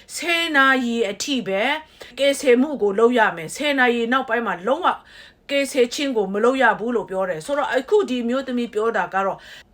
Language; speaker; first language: Burmese; native; Burmese